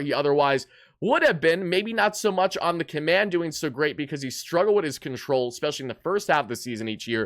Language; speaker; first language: English; native; English